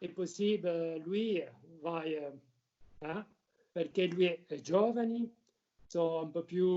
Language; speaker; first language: Italian; non-native, learner; French